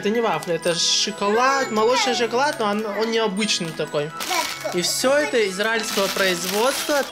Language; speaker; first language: Russian; native; Russian